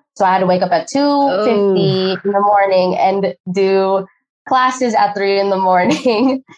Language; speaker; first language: English; early bilingual, other home language; Filipino